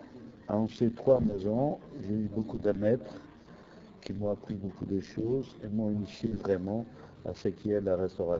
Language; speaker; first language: French; non-native, fluent; Italian